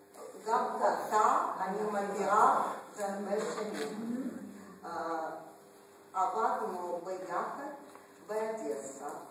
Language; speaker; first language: Hebrew; non-native, learner; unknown